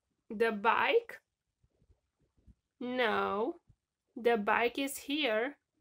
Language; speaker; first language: English; non-native, fluent; Romanian